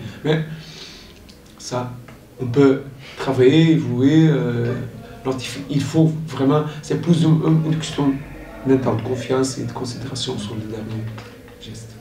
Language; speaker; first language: French; non-native, learner; Portuguese